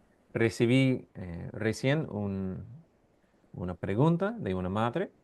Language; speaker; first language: Spanish; non-native, fluent; English